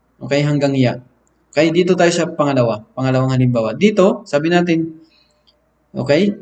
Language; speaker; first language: Filipino; non-native, local second language; Maranao